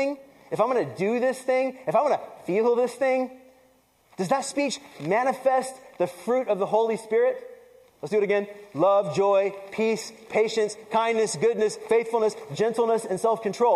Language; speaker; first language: English; native; English